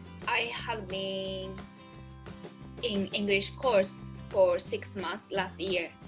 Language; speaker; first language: English; non-native, learner; Japanese